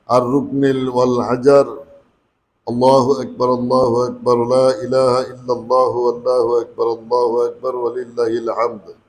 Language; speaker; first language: Arabic; non-native, fluent; Bangla